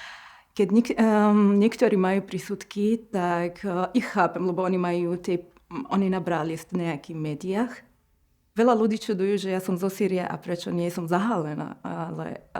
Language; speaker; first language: Slovak; non-native, fluent; Arabic